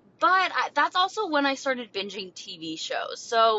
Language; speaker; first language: English; native; English